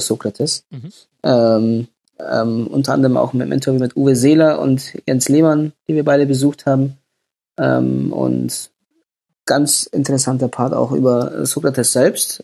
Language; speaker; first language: German; native; German